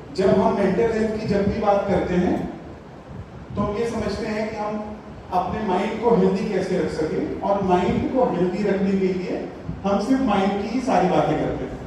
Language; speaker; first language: Hindi; native; Hindi